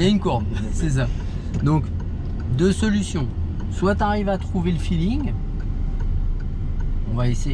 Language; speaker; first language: French; native; French